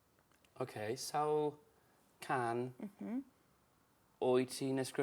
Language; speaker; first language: Welsh; non-native, learner; English